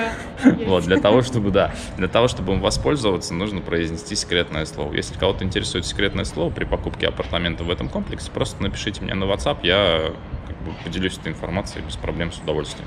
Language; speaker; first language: Russian; native; Russian